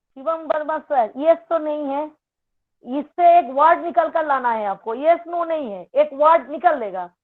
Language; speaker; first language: Hindi; non-native, local second language; Bangla